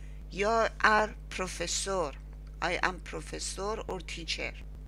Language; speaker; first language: Swedish; non-native, fluent; Persian